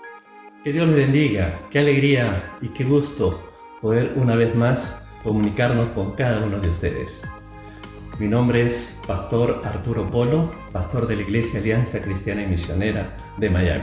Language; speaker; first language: Spanish; native; Spanish